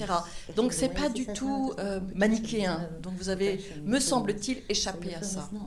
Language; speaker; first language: French; native; French